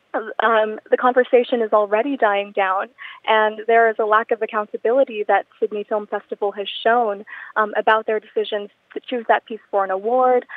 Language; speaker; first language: English; non-native, local second language; Filipino